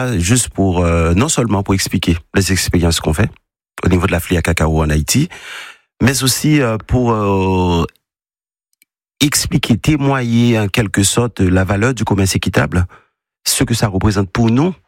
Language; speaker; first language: French; native; French